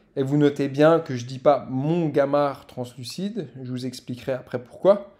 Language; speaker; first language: French; native; French